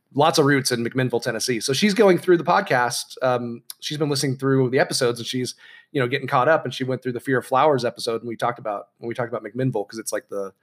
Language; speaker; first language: English; native; English